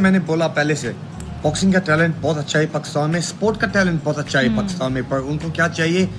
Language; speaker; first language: Hindi; early bilingual, heritage; Hindi